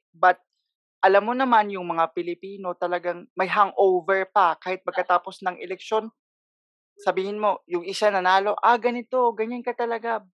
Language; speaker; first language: Filipino; non-native, local second language; Cebuano